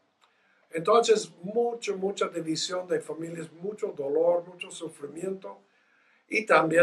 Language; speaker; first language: Spanish; non-native, fluent; English